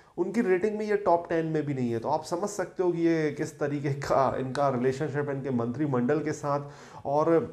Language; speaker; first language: Hindi; native; Hindi